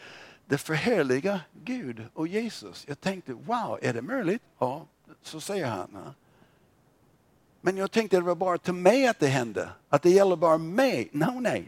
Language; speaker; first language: Swedish; non-native, fluent; English